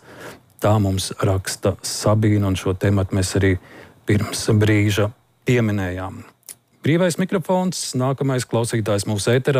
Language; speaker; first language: Latvian; native; Latvian